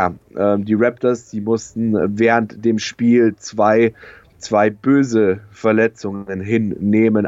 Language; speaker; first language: German; native; German